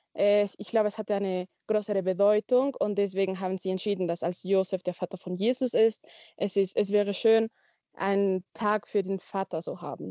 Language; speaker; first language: German; non-native, learner; Spanish